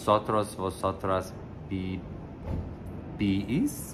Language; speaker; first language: Spanish; non-native, learner; English